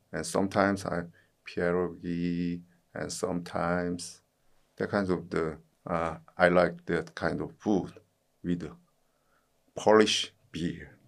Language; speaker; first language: English; non-native, learner; Korean